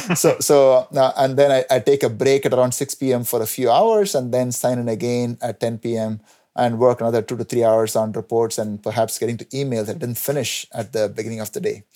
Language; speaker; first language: English; non-native, local second language; Tamil